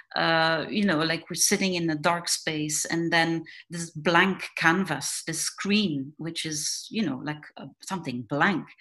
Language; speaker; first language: English; non-native, fluent; Dutch